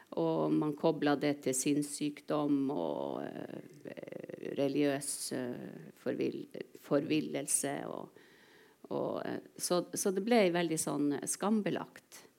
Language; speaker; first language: Norwegian; non-native, local second language; Northern Sami